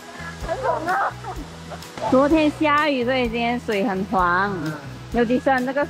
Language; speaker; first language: Chinese; native; Chinese